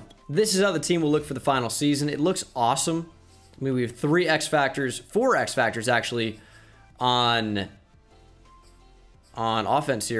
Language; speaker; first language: English; native; English